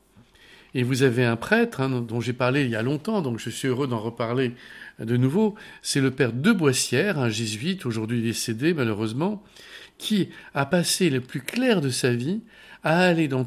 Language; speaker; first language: French; native; French